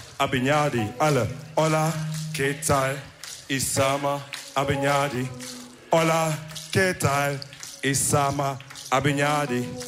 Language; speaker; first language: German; early bilingual, other home language; Wolof